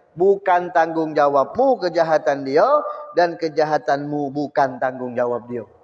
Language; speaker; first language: Malay; native; Malay